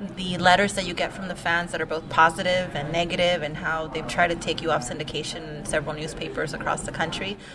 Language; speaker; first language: English; native; English